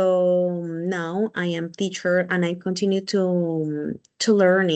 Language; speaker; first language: English; non-native, learner; Spanish